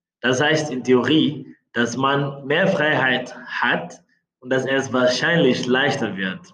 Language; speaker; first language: German; non-native, fluent; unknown